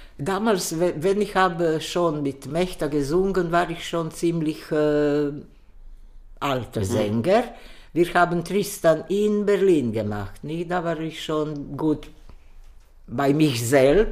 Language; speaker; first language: German; non-native, learner; Croatian